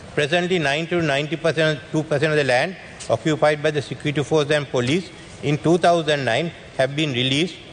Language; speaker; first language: English; non-native, local second language; Sinhala